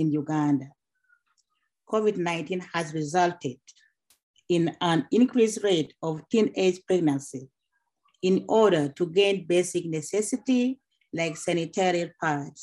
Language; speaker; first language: English; non-native, local second language; Acoli